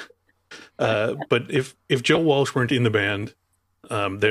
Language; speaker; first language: English; native; English